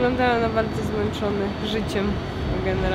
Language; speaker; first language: Polish; non-native, fluent; Russian